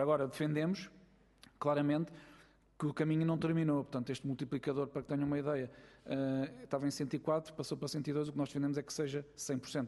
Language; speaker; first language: Portuguese; native; Portuguese